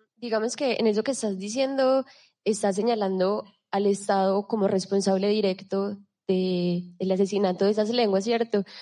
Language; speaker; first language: Spanish; native; Spanish